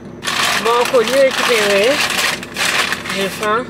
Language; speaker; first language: French; native; French